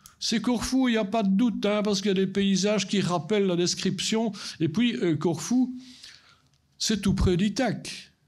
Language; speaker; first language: French; native; French